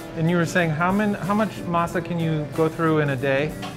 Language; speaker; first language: English; native; English